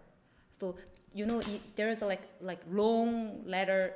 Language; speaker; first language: English; non-native, fluent; Korean